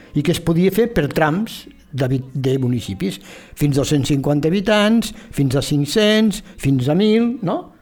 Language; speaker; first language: Catalan; native; Catalan